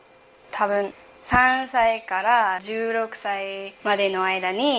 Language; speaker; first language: Japanese; early bilingual, heritage; English